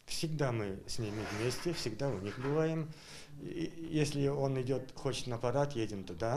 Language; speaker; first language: Russian; native; Russian